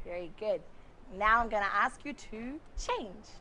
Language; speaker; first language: English; native; English